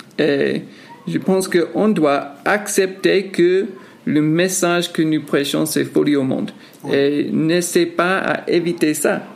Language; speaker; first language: French; non-native, fluent; English